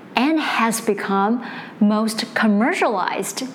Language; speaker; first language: English; non-native, fluent; Chinese